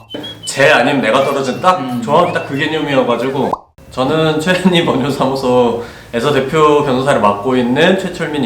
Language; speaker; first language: Korean; native; Korean